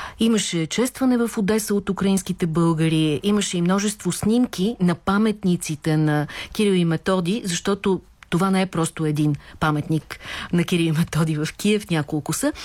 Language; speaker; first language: Bulgarian; native; Bulgarian